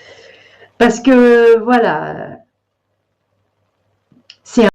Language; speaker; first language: French; native; French